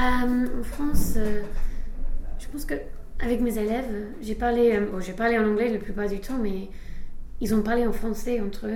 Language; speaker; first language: French; non-native, fluent; English